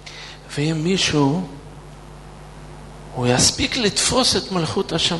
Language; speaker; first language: Hebrew; non-native, fluent; Russian